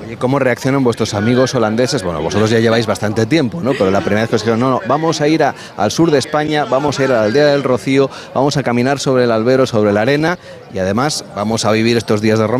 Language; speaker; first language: Spanish; native; Spanish